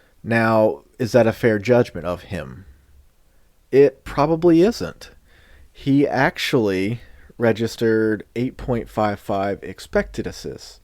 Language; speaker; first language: English; native; English